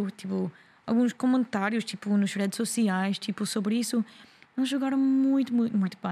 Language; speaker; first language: Portuguese; non-native, learner; English